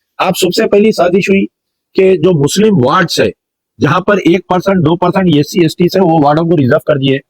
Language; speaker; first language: Hindi; non-native, local second language; Urdu